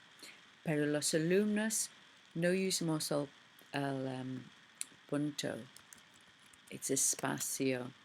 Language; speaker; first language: Spanish; non-native, learner; English